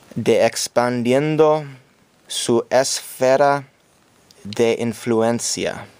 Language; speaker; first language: Spanish; non-native, learner; English